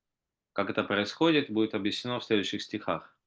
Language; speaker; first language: Russian; native; Russian